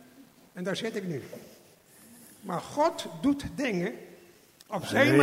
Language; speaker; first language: Dutch; non-native, fluent; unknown